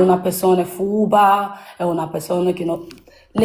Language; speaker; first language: Italian; non-native, learner; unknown